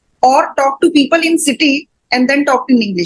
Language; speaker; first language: English; non-native, fluent; Hindi